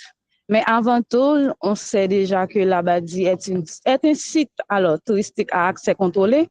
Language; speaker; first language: French; non-native, local second language; Haitian Creole